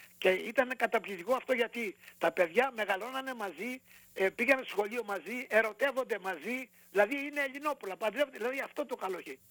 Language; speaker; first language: Greek; native; Greek